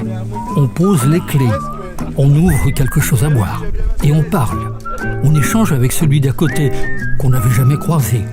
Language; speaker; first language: French; native; French